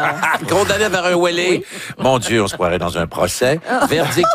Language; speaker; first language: French; native; French